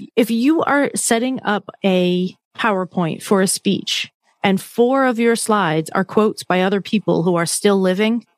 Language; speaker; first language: English; native; English